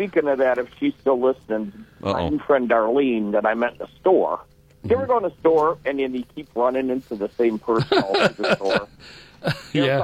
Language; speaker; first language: English; native; English